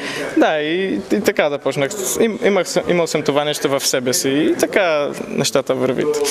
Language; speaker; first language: Bulgarian; early bilingual, heritage; Polish